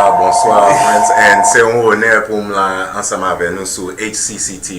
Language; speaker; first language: Haitian Creole; early bilingual, heritage; Haitian Creole